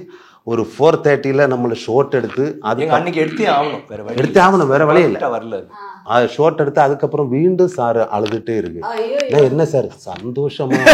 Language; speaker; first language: Tamil; non-native, learner; Malayalam